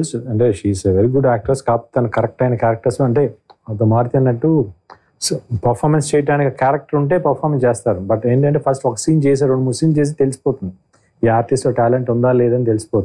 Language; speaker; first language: Telugu; native; Telugu